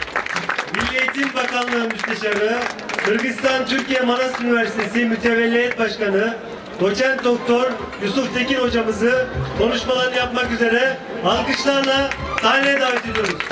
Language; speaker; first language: Turkish; native; Turkish